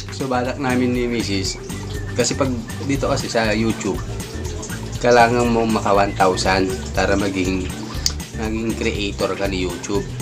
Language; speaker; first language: Filipino; non-native, local second language; Iloko